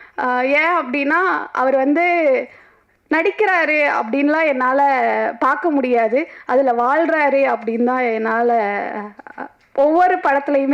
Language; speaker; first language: Tamil; native; Tamil